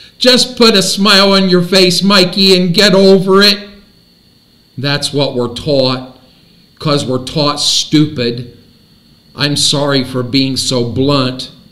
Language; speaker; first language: English; native; English